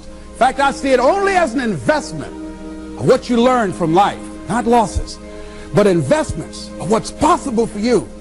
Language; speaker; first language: English; native; English